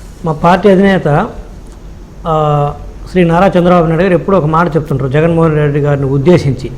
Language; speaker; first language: Telugu; native; Telugu